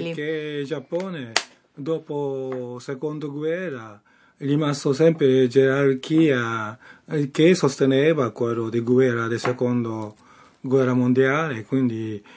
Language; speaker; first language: Italian; non-native, learner; Japanese